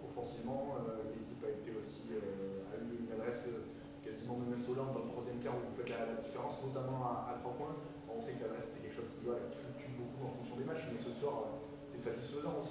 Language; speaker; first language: French; native; French